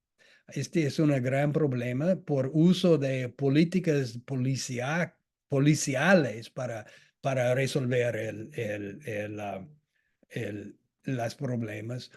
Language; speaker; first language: Spanish; non-native, fluent; English